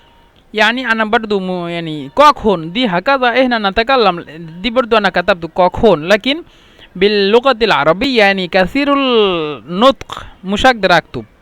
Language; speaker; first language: Arabic; non-native, fluent; Bangla